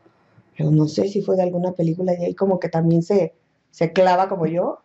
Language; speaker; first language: Spanish; native; Spanish